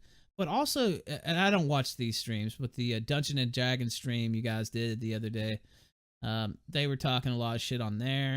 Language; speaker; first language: English; native; English